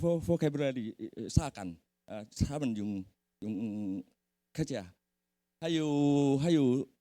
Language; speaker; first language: Chinese; early bilingual, heritage; Hakka Chinese